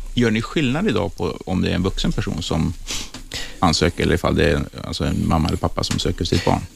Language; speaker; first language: Swedish; native; Swedish